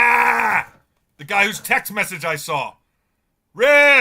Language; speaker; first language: English; native; English